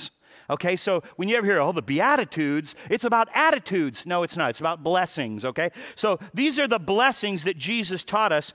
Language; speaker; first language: English; native; English